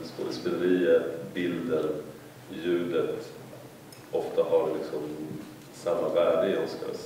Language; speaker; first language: Swedish; native; Swedish